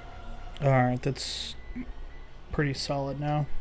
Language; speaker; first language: English; native; English